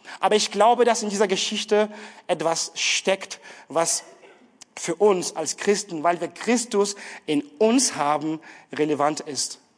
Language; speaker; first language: German; non-native, fluent; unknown